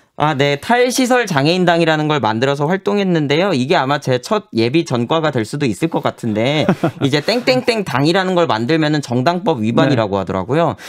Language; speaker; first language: Korean; native; Korean